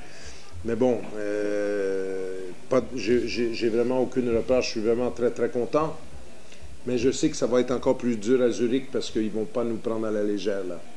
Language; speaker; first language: French; native; French